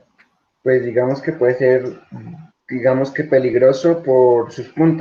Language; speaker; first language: Spanish; native; Spanish